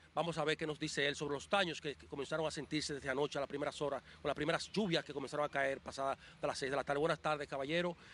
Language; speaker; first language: Spanish; native; Spanish